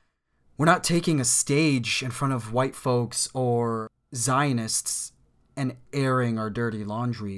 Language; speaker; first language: English; native; English